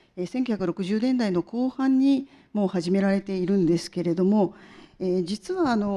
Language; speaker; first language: Japanese; native; Japanese